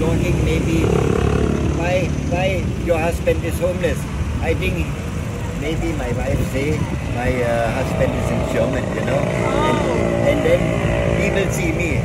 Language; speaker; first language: English; non-native, learner; German